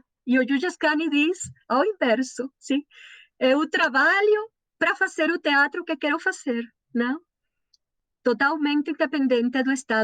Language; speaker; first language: Portuguese; non-native, learner; Spanish